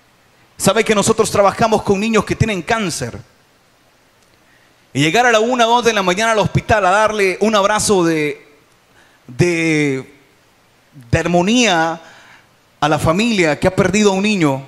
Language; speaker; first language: Spanish; native; Spanish